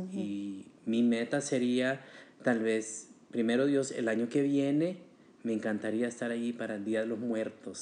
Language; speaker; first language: Spanish; early bilingual, heritage; Spanish